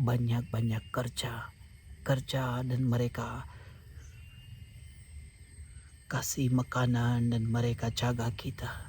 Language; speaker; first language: Indonesian; non-native, fluent; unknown